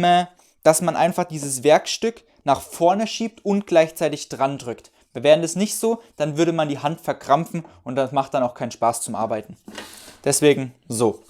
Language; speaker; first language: German; native; German